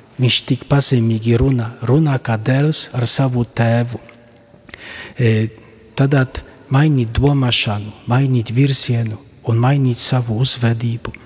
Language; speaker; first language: Latvian; non-native, fluent; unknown